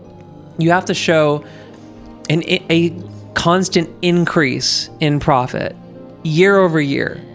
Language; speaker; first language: English; native; English